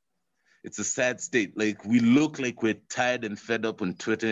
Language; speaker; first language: English; non-native, local second language; Swahili